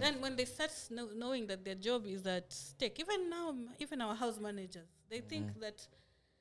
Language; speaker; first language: English; non-native, local second language; Swahili